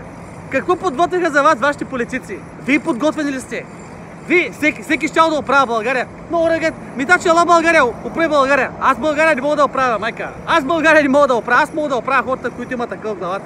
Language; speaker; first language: Bulgarian; native; Bulgarian